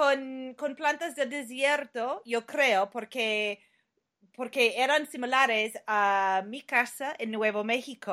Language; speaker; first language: Spanish; non-native, fluent; English